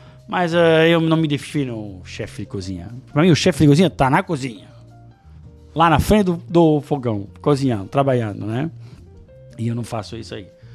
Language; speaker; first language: Portuguese; non-native, fluent; Italian